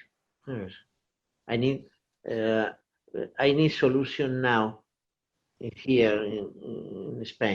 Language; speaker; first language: English; non-native, learner; Portuguese